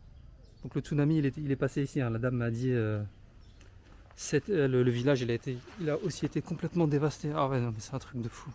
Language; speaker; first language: French; native; French